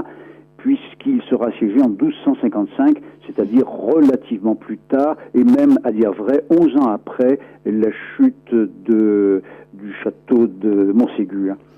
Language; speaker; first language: French; native; French